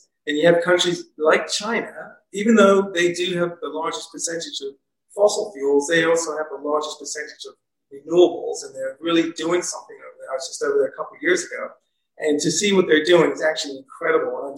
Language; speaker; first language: English; native; English